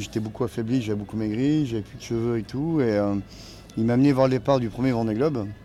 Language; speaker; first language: French; native; French